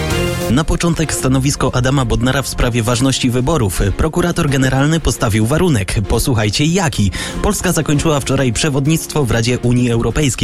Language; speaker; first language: Polish; native; Polish